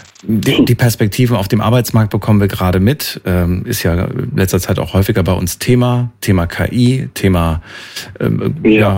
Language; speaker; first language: German; native; German